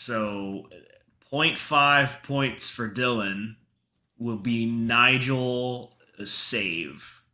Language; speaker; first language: English; native; English